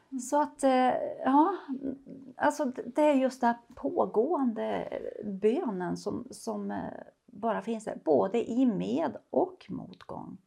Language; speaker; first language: Swedish; native; Swedish